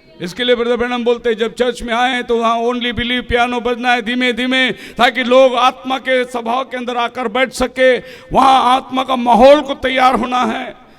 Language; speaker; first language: Hindi; non-native, local second language; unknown